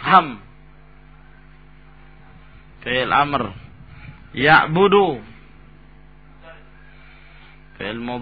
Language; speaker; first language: Arabic; non-native, fluent; Indonesian